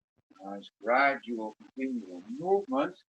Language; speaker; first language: English; native; English